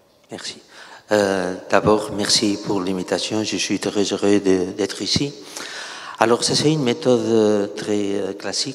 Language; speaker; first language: French; non-native, learner; Catalan